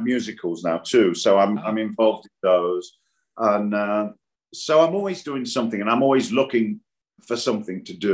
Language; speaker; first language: English; native; English